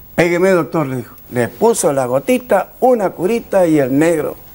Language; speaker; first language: Spanish; native; Spanish